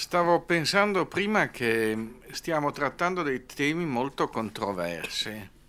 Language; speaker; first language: Italian; native; Italian